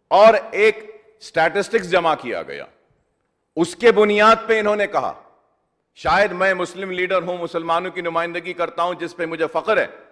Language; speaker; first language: Urdu; native; Urdu